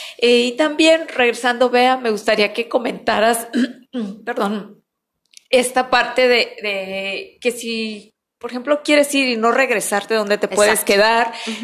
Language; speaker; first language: Spanish; native; Spanish